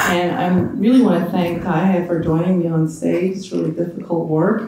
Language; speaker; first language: English; native; English